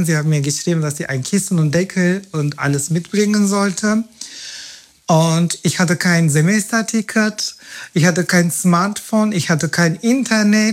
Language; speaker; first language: German; non-native, fluent; Turkish